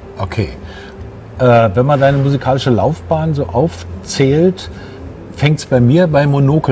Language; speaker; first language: German; native; German